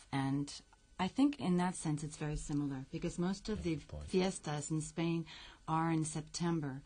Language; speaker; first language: English; native; English